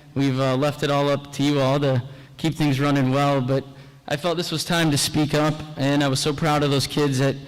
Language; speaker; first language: English; native; English